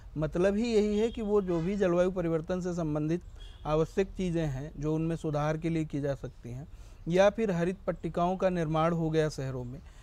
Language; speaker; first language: Hindi; native; Hindi